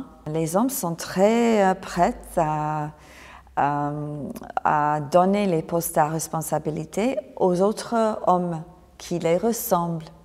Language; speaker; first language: French; non-native, fluent; English